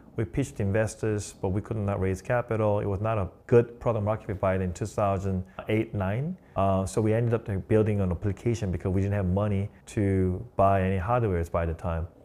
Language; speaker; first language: English; non-native, fluent; Korean